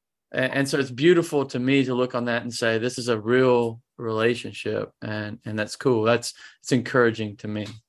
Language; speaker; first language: English; native; English